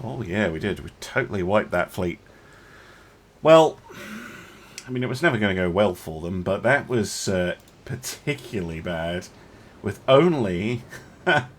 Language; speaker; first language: English; native; English